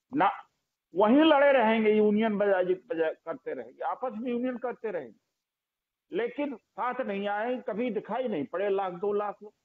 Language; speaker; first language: Hindi; native; Hindi